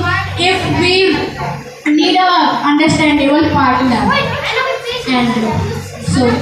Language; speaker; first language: English; non-native, learner; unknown